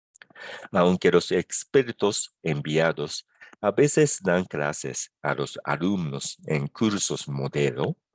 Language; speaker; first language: Spanish; non-native, fluent; Japanese